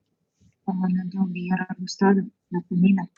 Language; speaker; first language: Spanish; non-native, learner; Russian